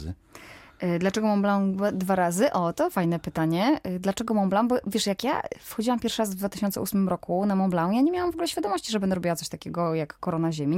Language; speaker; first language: Polish; native; Polish